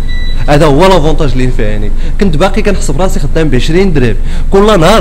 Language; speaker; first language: Arabic; native; Arabic